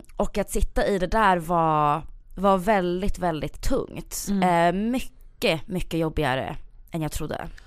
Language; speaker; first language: Swedish; early bilingual, other home language; Bosnian